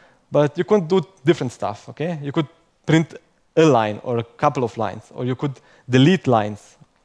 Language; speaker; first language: English; non-native, fluent; Croatian